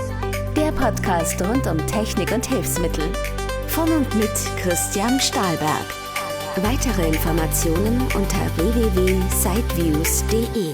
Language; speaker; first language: German; native; German